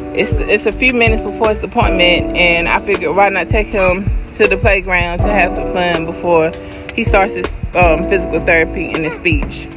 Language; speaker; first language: English; native; English